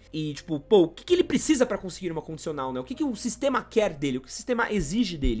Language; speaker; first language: Portuguese; native; Portuguese